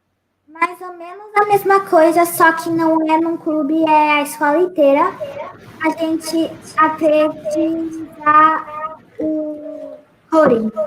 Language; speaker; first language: Portuguese; early bilingual, heritage; Portuguese